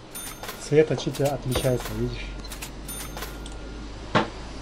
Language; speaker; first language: Russian; non-native, learner; Chinese